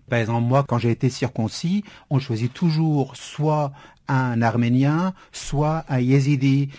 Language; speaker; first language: French; non-native, fluent; Kurdish